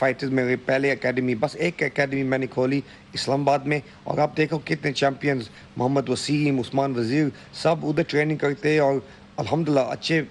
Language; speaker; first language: Hindi; early bilingual, heritage; Hindi